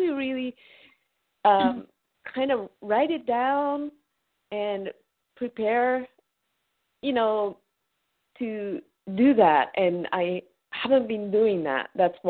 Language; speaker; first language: English; non-native, fluent; Japanese